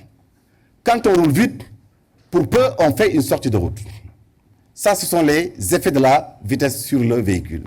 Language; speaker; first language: French; non-native, local second language; Wolof